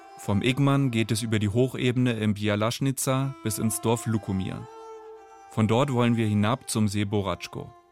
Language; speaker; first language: German; native; German